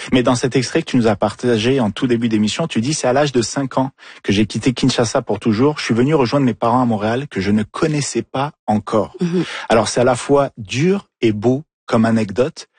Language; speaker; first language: French; native; French